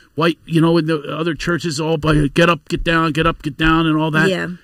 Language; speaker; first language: English; native; English